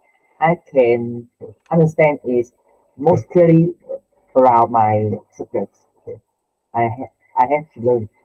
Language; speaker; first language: English; non-native, learner; Vietnamese